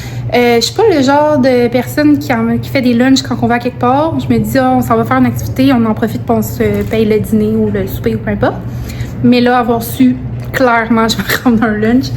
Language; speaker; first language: French; native; French